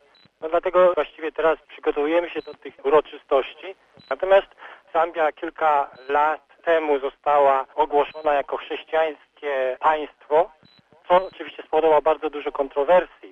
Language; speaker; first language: Polish; native; Polish